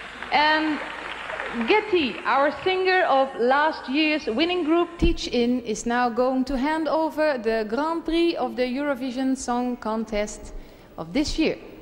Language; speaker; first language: English; non-native, fluent; Dutch